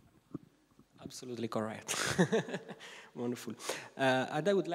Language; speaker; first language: English; non-native, fluent; Italian